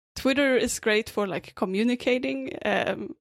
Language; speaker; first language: English; non-native, fluent; Swedish